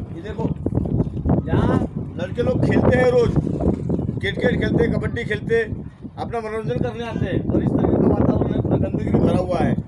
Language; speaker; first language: Hindi; non-native, local second language; Marathi